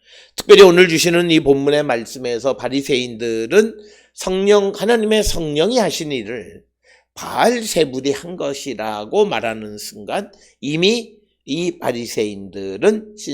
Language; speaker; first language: Korean; native; Korean